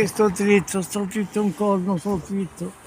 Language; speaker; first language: Italian; native; Italian